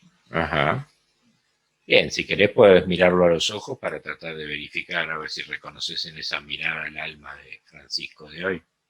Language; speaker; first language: Spanish; native; Spanish